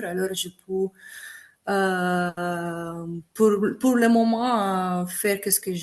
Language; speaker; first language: French; non-native, fluent; Italian